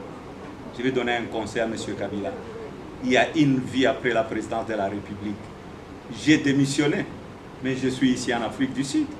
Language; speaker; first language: French; non-native, local second language; Swahili